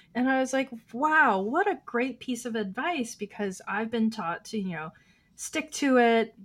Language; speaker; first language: English; early bilingual, other home language; Chinese